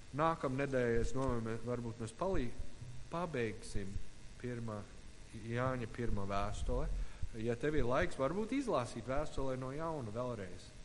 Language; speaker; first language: Latvian; non-native, fluent; English